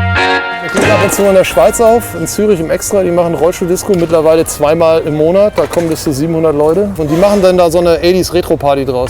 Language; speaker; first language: German; native; German